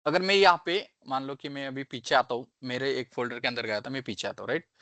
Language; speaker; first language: Hindi; non-native, local second language; Marathi